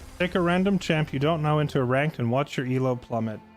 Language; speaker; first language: English; native; English